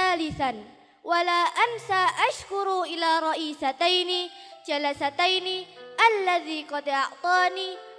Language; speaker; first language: Arabic; non-native, learner; Indonesian